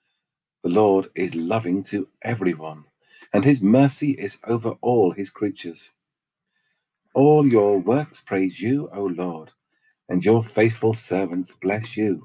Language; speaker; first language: English; native; English